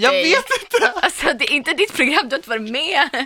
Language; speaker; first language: Swedish; native; Swedish